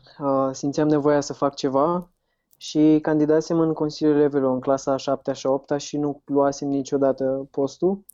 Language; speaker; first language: Romanian; native; Romanian